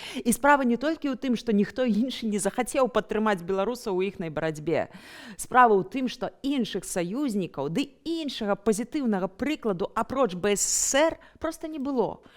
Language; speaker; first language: Belarusian; native; Belarusian